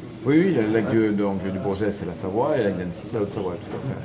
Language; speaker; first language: French; native; French